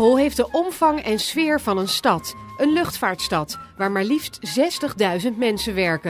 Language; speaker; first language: Dutch; native; Dutch